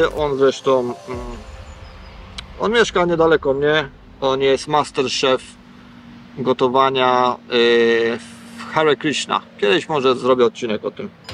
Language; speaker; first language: Polish; native; Polish